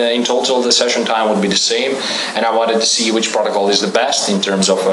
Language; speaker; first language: English; non-native, fluent; Croatian